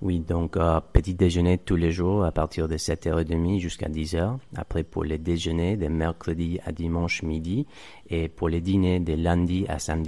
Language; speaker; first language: French; non-native, fluent; Spanish